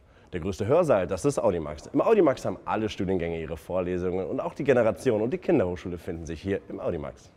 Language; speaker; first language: German; native; German